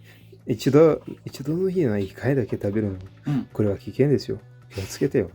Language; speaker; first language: Japanese; non-native, learner; Portuguese